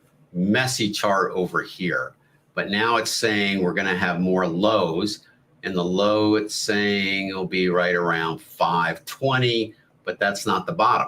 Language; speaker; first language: English; native; English